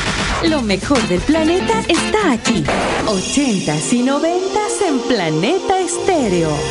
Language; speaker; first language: Spanish; native; Spanish